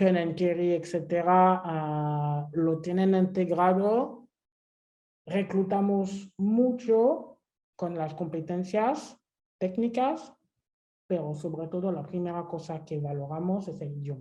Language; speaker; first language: Spanish; non-native, fluent; French